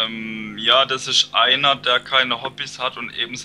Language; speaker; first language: German; native; German